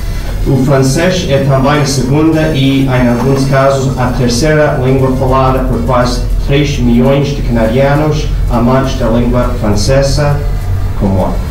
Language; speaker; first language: Portuguese; non-native, fluent; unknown